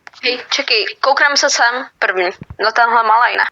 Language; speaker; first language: Czech; native; Czech